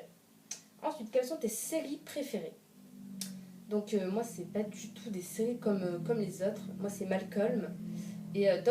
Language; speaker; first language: French; native; French